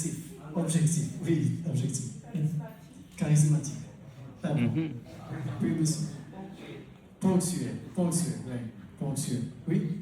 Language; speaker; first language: French; non-native, local second language; Arabic